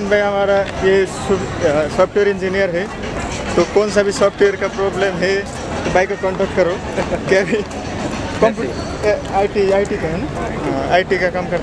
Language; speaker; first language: Hindi; non-native, local second language; Assamese